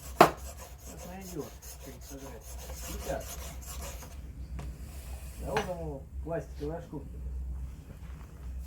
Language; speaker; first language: Russian; native; Russian